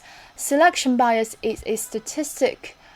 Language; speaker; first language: English; non-native, fluent; Chinese